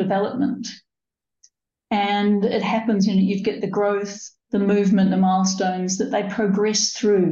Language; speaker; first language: English; native; English